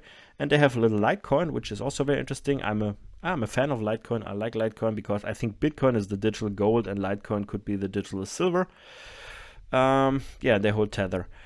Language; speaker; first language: English; non-native, fluent; German